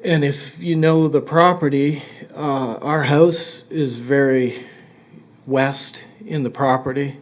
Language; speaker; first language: English; native; English